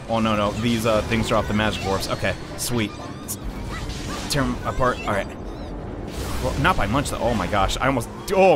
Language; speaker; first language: English; native; English